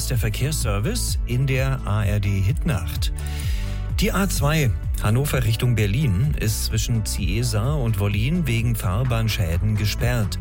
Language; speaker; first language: German; native; German